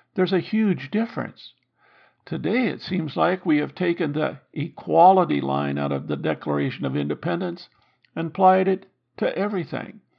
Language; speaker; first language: English; native; English